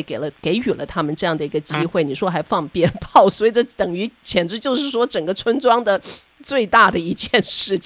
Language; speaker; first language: Chinese; native; Chinese